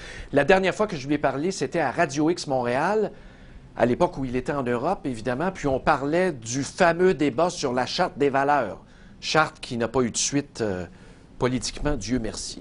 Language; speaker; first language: French; native; French